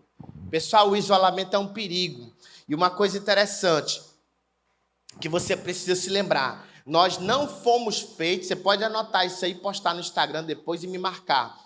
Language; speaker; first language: Portuguese; native; Portuguese